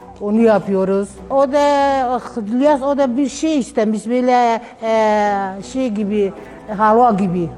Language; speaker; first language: Turkish; non-native, local second language; Kurdish